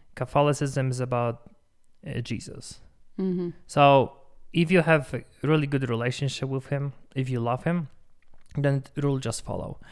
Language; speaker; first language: English; non-native, fluent; Polish